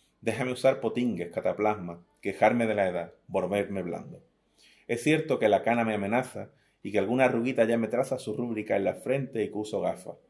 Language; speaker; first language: Spanish; native; Spanish